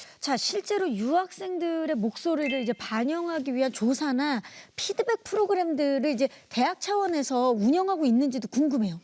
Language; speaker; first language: Korean; native; Korean